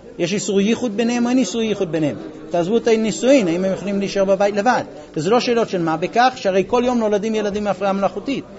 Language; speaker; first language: Hebrew; non-native, fluent; English